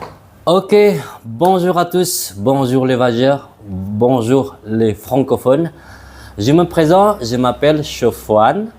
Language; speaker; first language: French; non-native, fluent; Madurese